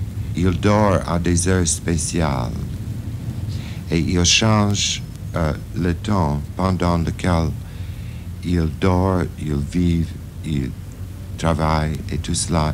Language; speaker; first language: French; non-native, fluent; English